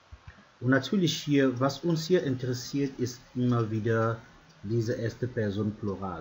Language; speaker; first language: German; non-native, fluent; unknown